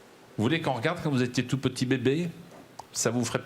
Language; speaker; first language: French; native; French